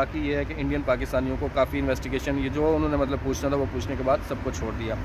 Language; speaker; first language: Urdu; non-native, local second language; Punjabi